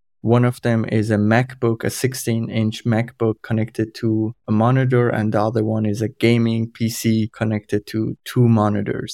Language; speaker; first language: English; non-native, fluent; Kurdish